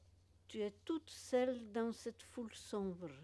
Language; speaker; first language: French; non-native, fluent; Polish